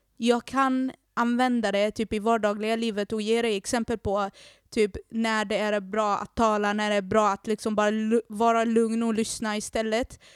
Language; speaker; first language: Swedish; early bilingual, other home language; Arabic